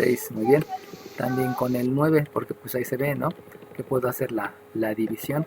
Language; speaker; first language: Spanish; native; Spanish